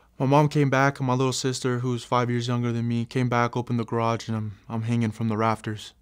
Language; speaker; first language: English; native; English